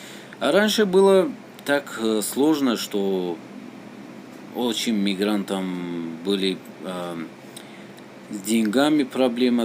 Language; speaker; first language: Russian; non-native, learner; Tajik